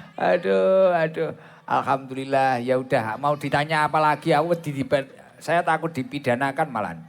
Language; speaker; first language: Indonesian; non-native, local second language; Javanese